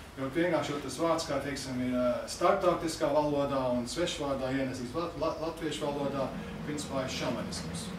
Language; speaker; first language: Latvian; early bilingual, heritage; English